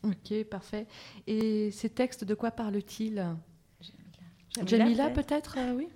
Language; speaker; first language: French; native; French